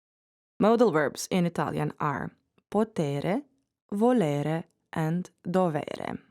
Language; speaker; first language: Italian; non-native, fluent; English